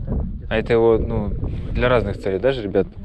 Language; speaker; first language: Russian; native; Russian